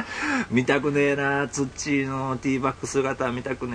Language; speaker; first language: Japanese; native; Japanese